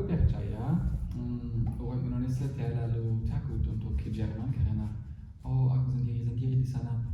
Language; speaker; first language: Indonesian; non-native, fluent; German